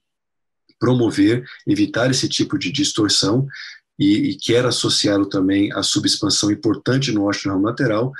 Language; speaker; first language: Portuguese; non-native, fluent; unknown